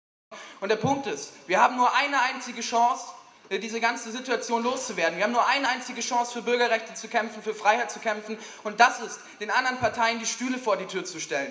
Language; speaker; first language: German; native; German